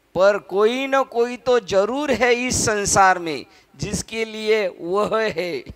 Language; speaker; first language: Hindi; non-native, local second language; Marathi